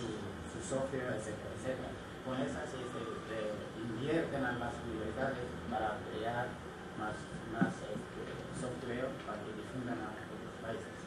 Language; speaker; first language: Spanish; non-native, learner; Korean